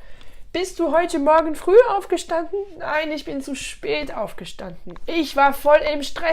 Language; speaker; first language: German; non-native, fluent; French